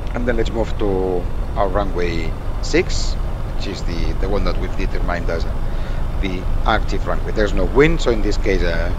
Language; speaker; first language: English; non-native, fluent; Spanish